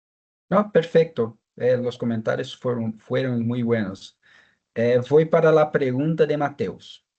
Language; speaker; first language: Spanish; non-native, fluent; Portuguese